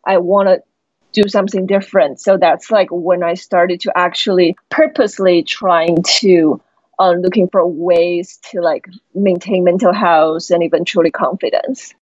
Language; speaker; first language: English; non-native, fluent; Chinese